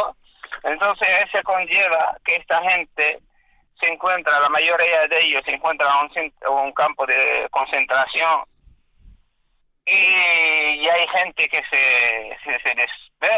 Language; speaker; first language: Spanish; non-native, fluent; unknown